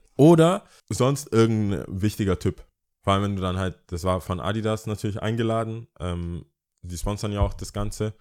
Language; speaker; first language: German; early bilingual, other home language; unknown